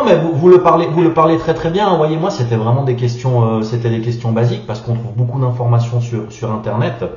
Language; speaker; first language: French; native; French